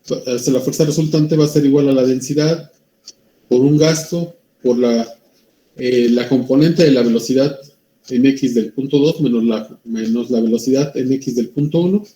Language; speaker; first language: Spanish; native; Spanish